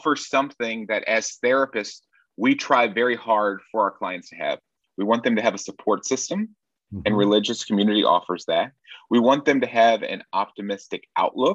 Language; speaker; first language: English; native; English